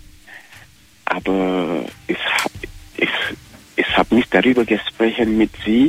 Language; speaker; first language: German; non-native, learner; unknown